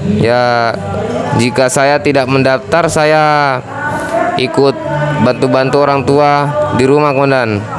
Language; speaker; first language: Indonesian; non-native, local second language; Javanese